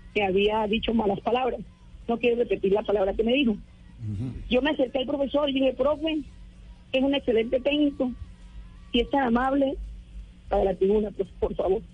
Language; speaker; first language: Spanish; native; Spanish